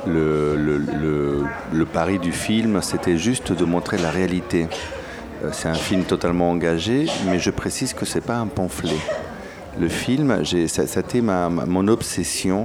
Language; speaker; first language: French; early bilingual, other home language; Spanish